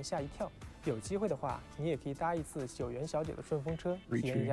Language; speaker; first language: Chinese; native; Chinese